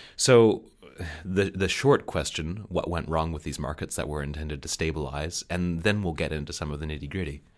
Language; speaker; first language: English; native; English